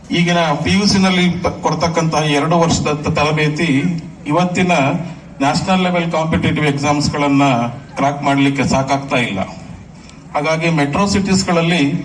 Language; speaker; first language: Kannada; native; Kannada